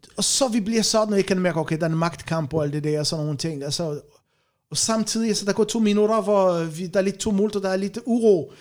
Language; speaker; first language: Danish; non-native, fluent; Arabic